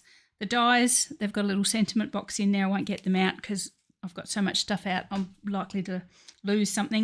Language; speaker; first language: English; native; English